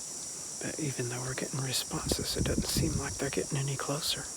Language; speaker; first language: English; native; English